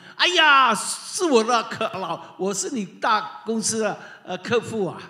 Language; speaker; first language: Chinese; native; Chinese